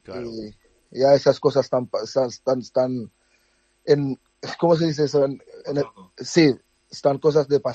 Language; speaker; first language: Spanish; non-native, fluent; Dutch